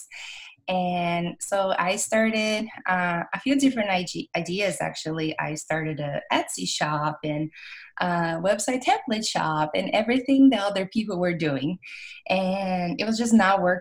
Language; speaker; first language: English; non-native, fluent; Portuguese